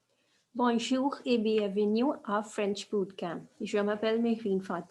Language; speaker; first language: French; non-native, fluent; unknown